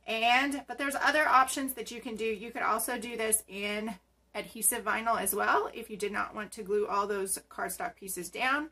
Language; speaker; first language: English; native; English